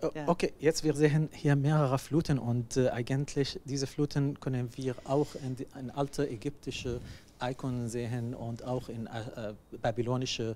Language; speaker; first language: German; non-native, learner; Arabic